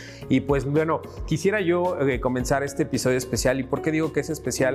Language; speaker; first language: Spanish; native; Spanish